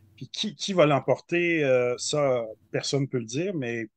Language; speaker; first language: French; native; French